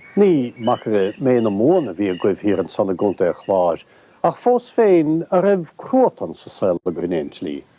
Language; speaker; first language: Irish; native; Irish